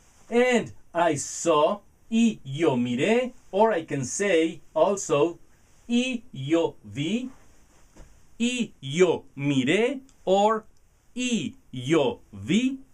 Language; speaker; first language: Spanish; non-native, learner; English